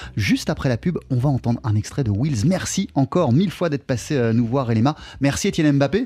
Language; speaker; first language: French; native; French